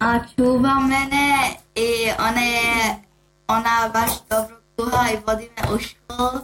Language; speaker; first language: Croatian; early bilingual, heritage; Bosnian